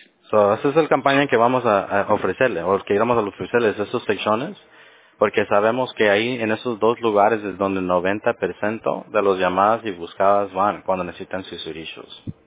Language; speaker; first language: Spanish; early bilingual, heritage; Spanish